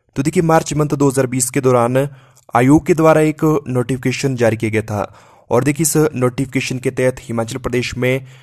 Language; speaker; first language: Hindi; native; Hindi